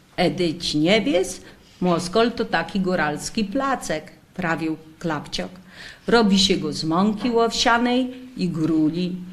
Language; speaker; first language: Polish; native; Polish